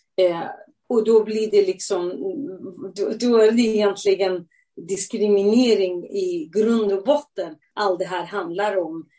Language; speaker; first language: Swedish; non-native, fluent; Central Kurdish